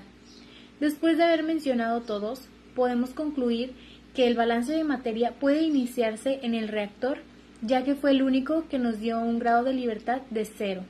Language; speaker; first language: Spanish; native; Spanish